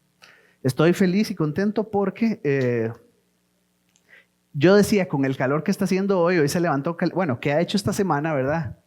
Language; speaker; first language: Spanish; native; Spanish